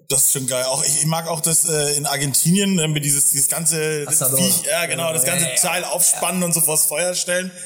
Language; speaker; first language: German; native; German